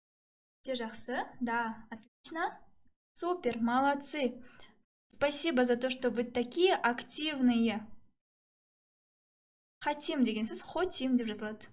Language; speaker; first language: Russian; non-native, local second language; Kazakh